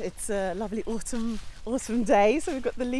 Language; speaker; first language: English; native; English